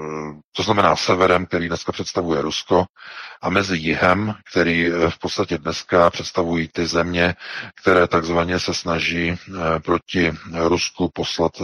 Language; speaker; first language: Czech; native; Czech